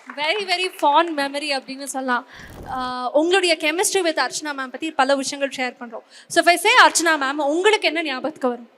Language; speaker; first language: Tamil; native; Tamil